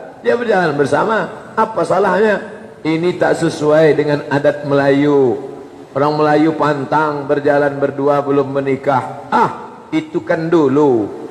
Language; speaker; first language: Malay; native; Malay